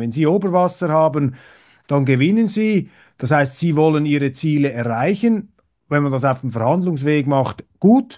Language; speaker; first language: German; native; German